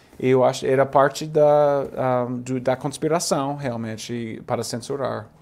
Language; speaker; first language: Portuguese; non-native, fluent; English